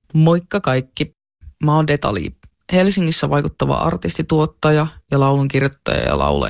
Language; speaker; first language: Finnish; native; Finnish